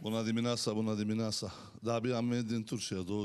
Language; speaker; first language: Romanian; non-native, learner; Turkish